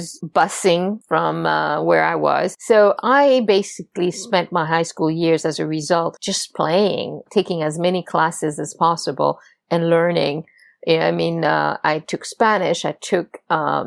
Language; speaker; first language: English; non-native, fluent; French